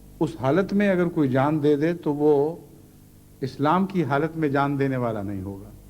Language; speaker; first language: Urdu; non-native, local second language; Punjabi